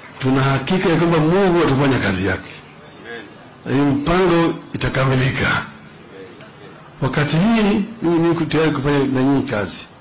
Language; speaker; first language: Swahili; non-native, local second language; Luo (Kenya and Tanzania)